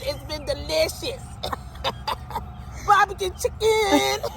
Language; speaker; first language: English; native; English